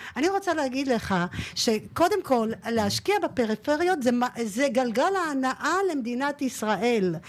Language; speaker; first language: Hebrew; native; Hebrew